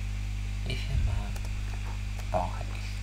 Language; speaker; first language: German; non-native, learner; English